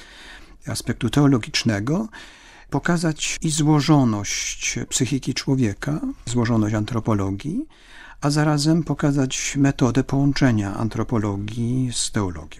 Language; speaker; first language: Polish; native; Polish